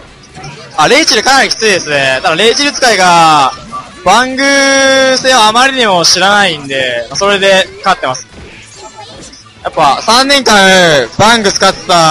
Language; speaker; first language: Japanese; native; Japanese